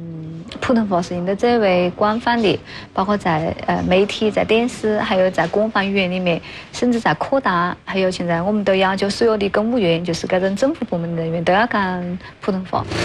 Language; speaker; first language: Chinese; non-native, local second language; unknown